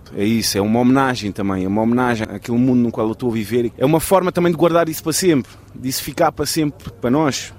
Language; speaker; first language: Portuguese; early bilingual, heritage; Portuguese